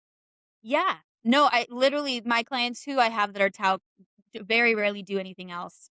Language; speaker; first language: English; native; English